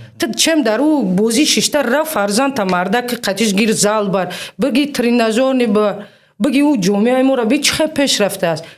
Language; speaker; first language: Tajik; native; Tajik